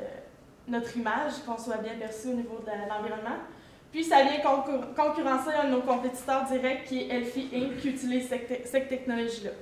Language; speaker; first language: French; native; French